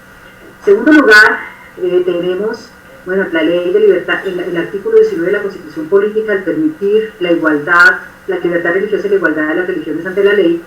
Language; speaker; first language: Spanish; native; Spanish